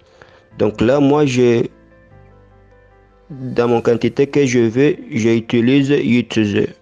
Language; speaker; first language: French; non-native, learner; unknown